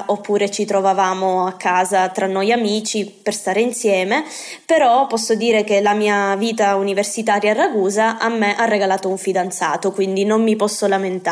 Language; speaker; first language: Italian; native; Italian